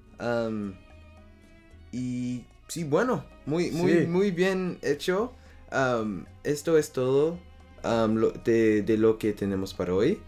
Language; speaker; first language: Spanish; non-native, learner; French